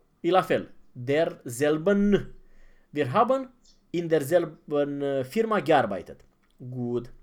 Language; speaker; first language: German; non-native, fluent; Romanian